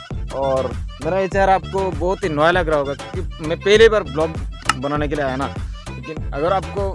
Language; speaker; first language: Hindi; non-native, local second language; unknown